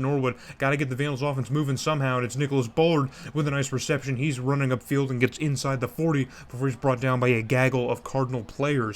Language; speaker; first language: English; native; English